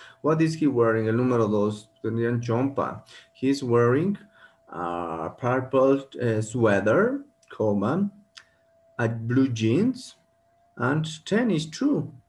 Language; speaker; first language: English; non-native, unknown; Spanish